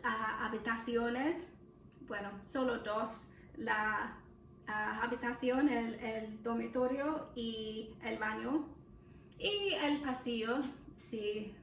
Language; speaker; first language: Spanish; non-native, learner; English